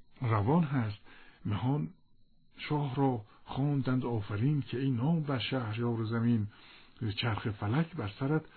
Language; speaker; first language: Persian; native; Persian